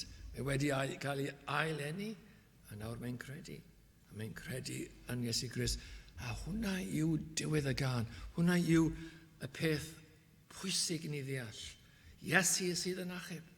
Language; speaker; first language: Welsh; native; Welsh